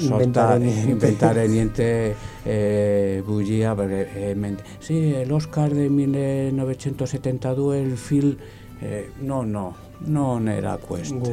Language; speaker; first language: Italian; non-native, learner; Spanish